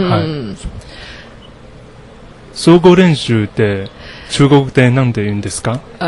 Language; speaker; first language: Japanese; non-native, learner; Chinese